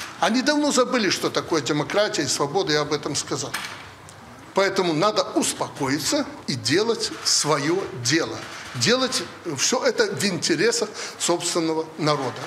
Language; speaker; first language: Russian; native; Russian